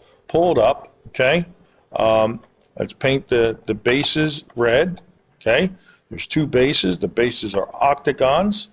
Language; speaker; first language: English; native; English